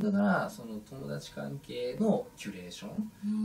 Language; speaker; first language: Japanese; native; Japanese